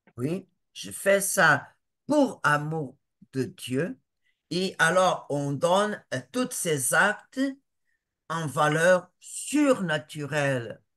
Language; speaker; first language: French; non-native, fluent; Portuguese